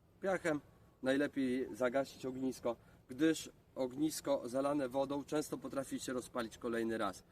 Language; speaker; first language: Polish; native; Polish